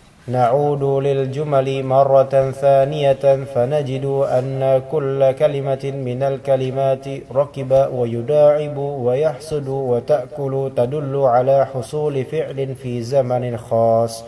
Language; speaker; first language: Arabic; non-native, learner; Indonesian